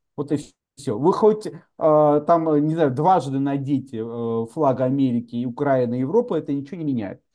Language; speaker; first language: Russian; non-native, local second language; Georgian